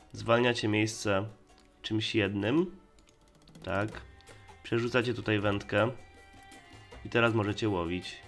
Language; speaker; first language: Polish; native; Polish